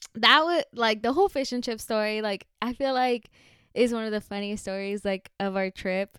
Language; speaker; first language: English; early bilingual, heritage; Spanish